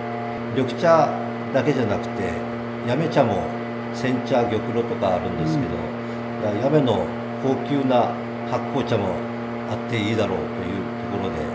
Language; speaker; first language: Japanese; native; Japanese